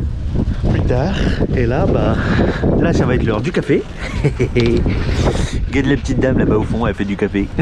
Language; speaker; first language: French; native; French